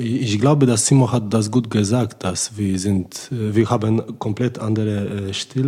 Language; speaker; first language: German; non-native, learner; Polish